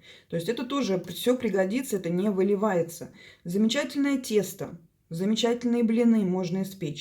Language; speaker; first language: Russian; native; Russian